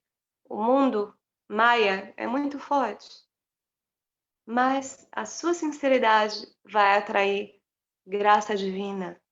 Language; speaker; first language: Portuguese; non-native, fluent; Spanish